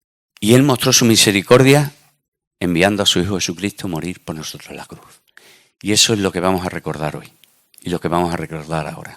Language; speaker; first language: Spanish; native; Spanish